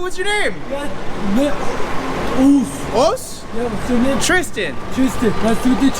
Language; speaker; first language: English; non-native, learner; Turkish